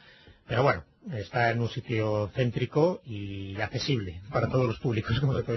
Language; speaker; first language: Spanish; native; Spanish